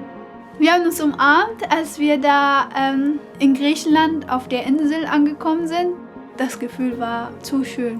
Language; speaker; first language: German; non-native, fluent; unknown